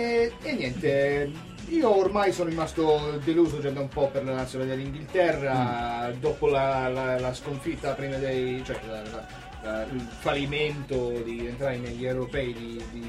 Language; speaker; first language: Italian; non-native, fluent; English